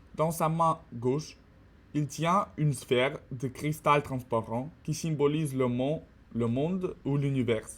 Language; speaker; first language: French; non-native, learner; Russian